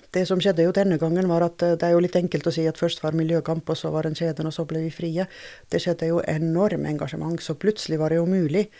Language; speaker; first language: Norwegian; non-native, fluent; Estonian